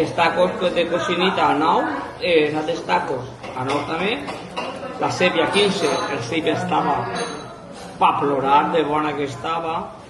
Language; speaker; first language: Spanish; native; Spanish